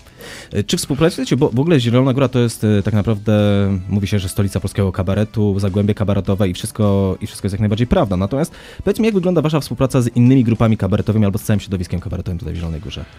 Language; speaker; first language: Polish; native; Polish